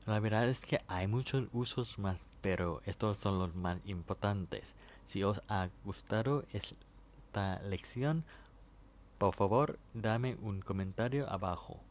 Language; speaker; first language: Spanish; non-native, fluent; Thai